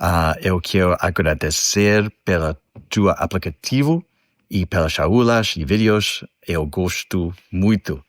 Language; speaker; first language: Portuguese; non-native, learner; English